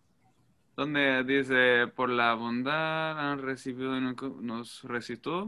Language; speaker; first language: Spanish; non-native, fluent; English